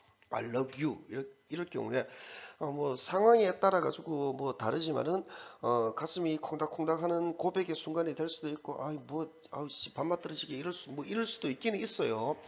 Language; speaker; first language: Korean; native; Korean